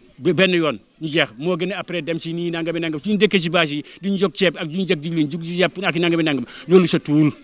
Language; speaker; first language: Wolof; non-native, local second language; Fula